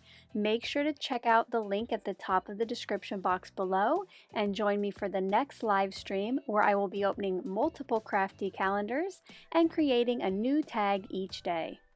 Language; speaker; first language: English; native; English